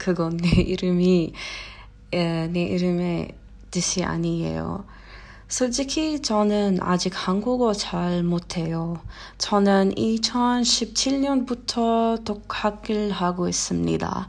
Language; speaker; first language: Korean; non-native, learner; Arabic